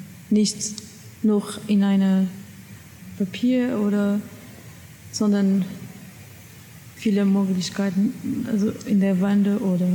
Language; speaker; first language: German; non-native, learner; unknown